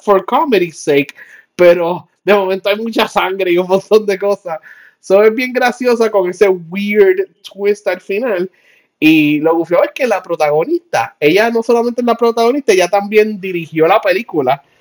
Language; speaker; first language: Spanish; early bilingual, heritage; Spanish